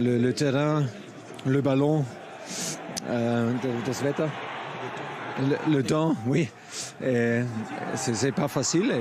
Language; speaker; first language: French; non-native, fluent; German